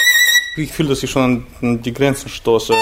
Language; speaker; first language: German; non-native, fluent; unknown